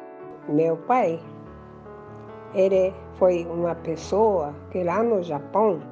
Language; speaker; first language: Portuguese; early bilingual, other home language; Japanese